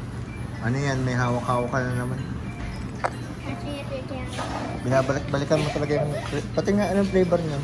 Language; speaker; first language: Filipino; native; Filipino